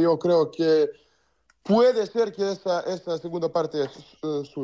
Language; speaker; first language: Spanish; non-native, learner; Serbian